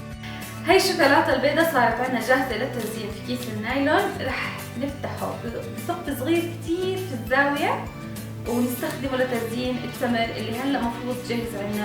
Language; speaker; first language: Arabic; native; Arabic